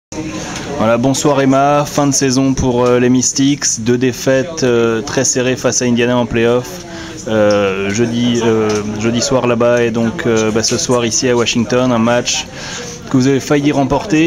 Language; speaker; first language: French; native; French